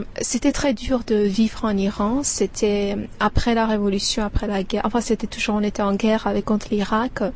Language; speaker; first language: French; non-native, fluent; Persian